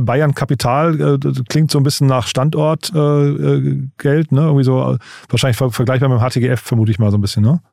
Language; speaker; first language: German; native; German